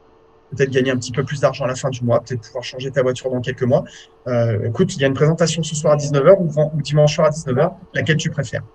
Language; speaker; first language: French; native; French